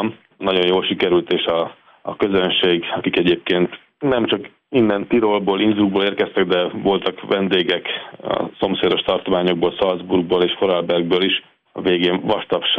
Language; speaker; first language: Hungarian; native; Hungarian